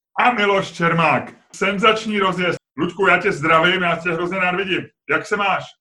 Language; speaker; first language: Czech; native; Czech